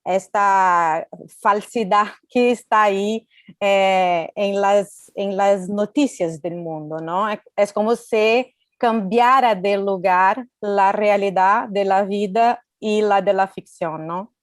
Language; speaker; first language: Spanish; non-native, fluent; Portuguese